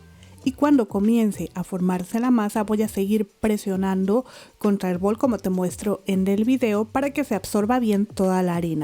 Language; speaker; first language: Spanish; native; Spanish